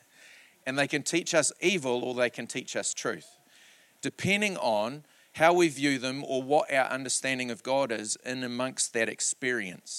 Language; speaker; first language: English; native; English